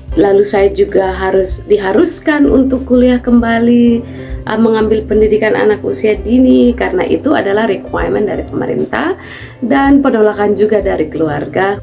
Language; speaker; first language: Indonesian; native; Indonesian